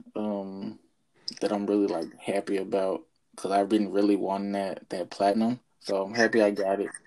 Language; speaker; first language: English; native; English